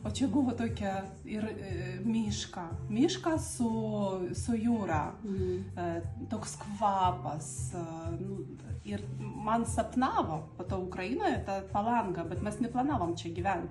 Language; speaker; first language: Lithuanian; non-native, learner; Russian